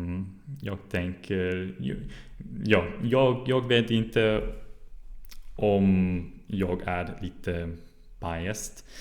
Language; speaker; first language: Swedish; non-native, learner; German